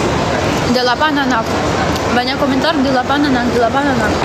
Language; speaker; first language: Indonesian; non-native, learner; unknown